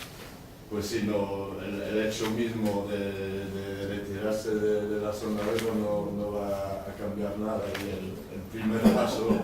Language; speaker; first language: Spanish; non-native, learner; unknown